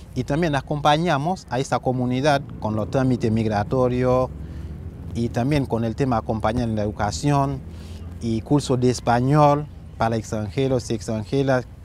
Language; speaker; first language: Spanish; non-native, fluent; Haitian Creole